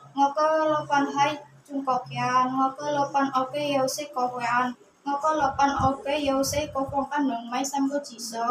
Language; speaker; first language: Cantonese; non-native, learner; Indonesian